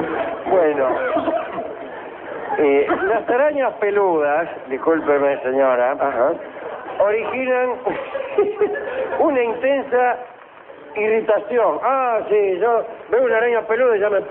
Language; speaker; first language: Spanish; native; Spanish